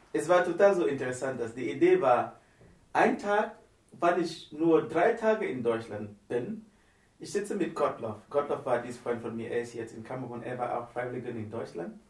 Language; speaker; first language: German; non-native, learner; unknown